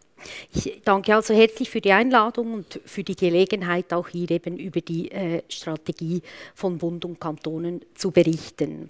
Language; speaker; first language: German; native; German